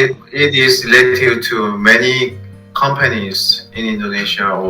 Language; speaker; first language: English; non-native, fluent; Korean